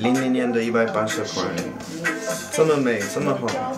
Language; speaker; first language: Chinese; non-native, learner; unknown